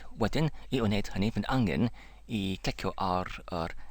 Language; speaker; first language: Welsh; non-native, learner; English